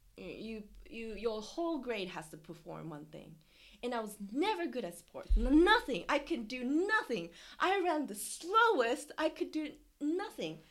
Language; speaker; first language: English; non-native, fluent; Japanese